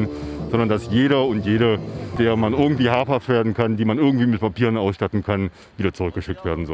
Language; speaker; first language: German; native; German